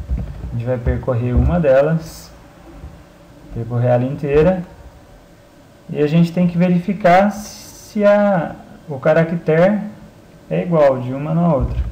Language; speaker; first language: Portuguese; native; Portuguese